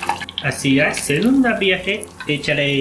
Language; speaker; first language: Spanish; non-native, learner; Japanese